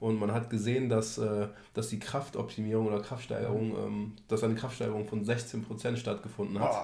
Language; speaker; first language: German; native; German